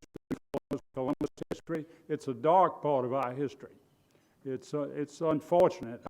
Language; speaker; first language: English; native; English